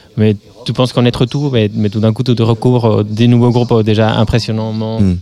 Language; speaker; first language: French; early bilingual, other home language; English